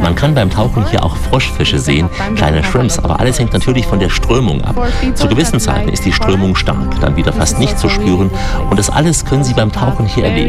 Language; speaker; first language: German; native; German